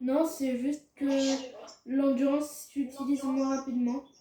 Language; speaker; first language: French; native; French